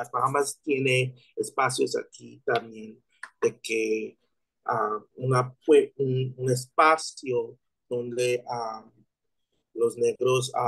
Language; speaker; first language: Spanish; non-native, learner; English